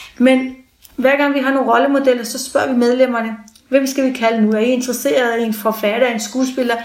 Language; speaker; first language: Danish; early bilingual, other home language; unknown